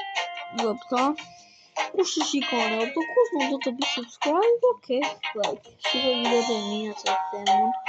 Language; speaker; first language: Albanian; early bilingual, heritage; Albanian